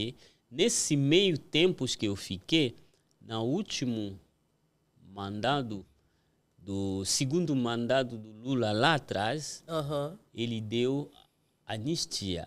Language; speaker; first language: Portuguese; non-native, fluent; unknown